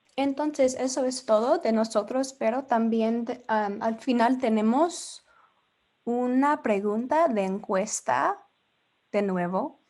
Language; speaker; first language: Spanish; non-native, fluent; English